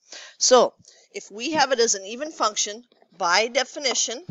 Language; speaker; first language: English; native; English